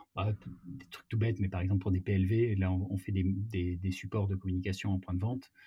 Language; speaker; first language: French; native; French